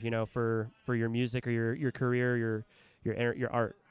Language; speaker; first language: English; native; English